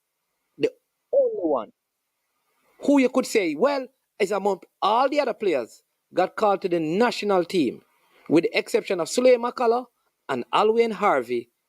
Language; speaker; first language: English; non-native, local second language; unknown